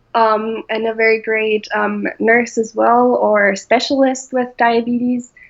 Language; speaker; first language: English; non-native, fluent; German